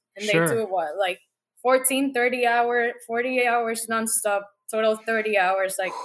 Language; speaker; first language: English; non-native, fluent; Spanish